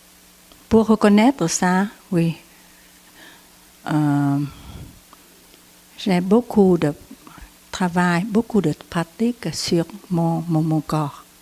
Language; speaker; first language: French; non-native, learner; Vietnamese